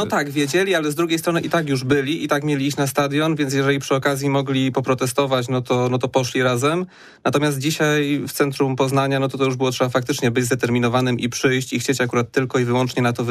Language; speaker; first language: Polish; native; Polish